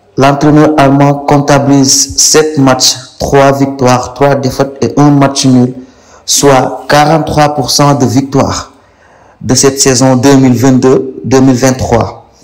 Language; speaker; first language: French; non-native, local second language; Wolof